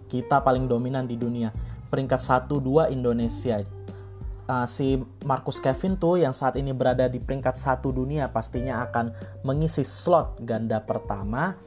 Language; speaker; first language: Indonesian; native; Indonesian